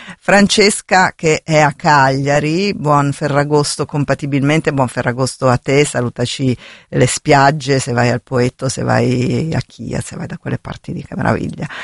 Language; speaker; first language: Italian; native; Italian